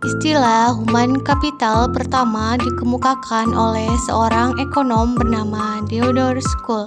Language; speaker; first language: Indonesian; native; Indonesian